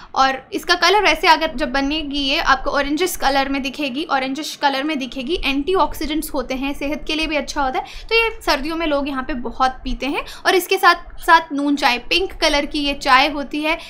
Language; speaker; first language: Hindi; native; Hindi